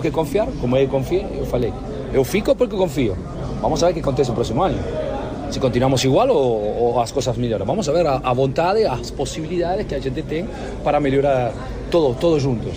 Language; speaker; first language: Portuguese; non-native, fluent; Spanish